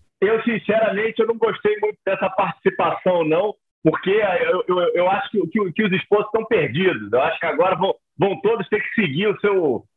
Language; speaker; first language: Portuguese; native; Portuguese